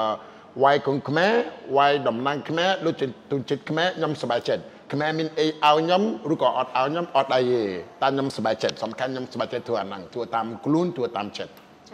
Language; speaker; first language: Khmer; non-native, fluent; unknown